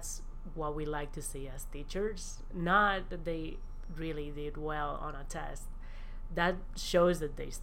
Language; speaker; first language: English; non-native, fluent; Spanish